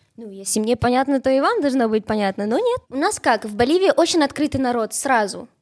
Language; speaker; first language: Russian; non-native, fluent; Spanish